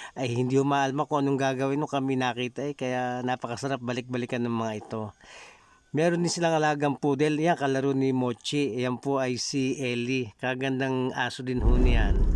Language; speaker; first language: Filipino; native; Filipino